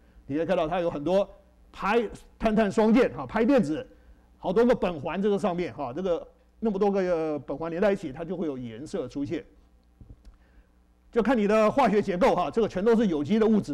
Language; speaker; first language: Chinese; native; Chinese